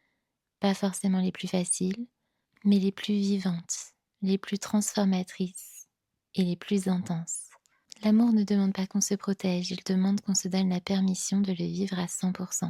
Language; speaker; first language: French; native; French